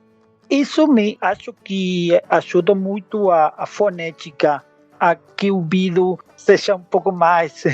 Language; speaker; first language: Portuguese; non-native, learner; Spanish